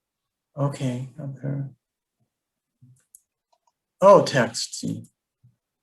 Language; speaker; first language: Spanish; non-native, learner; English